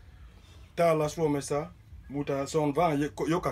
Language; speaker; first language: Finnish; non-native, learner; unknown